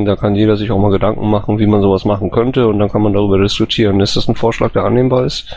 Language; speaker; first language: German; native; German